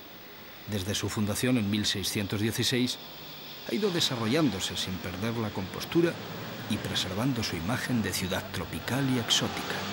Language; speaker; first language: Spanish; native; Spanish